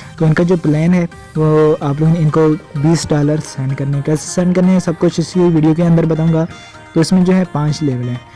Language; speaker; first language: Urdu; non-native, local second language; Punjabi